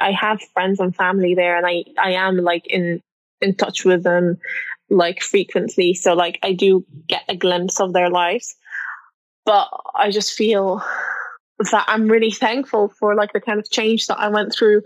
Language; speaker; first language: English; non-native, fluent; Arabic